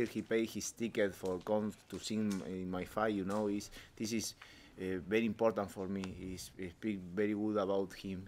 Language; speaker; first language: English; non-native, learner; Spanish